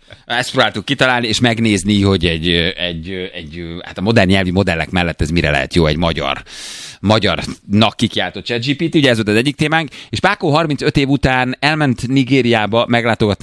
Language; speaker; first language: Hungarian; native; Hungarian